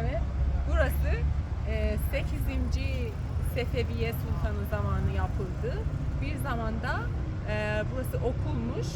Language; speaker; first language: Turkish; non-native, learner; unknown